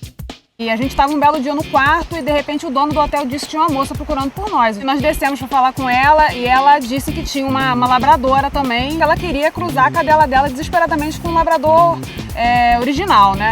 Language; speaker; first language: Portuguese; native; Portuguese